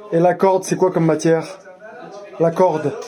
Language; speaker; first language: French; native; French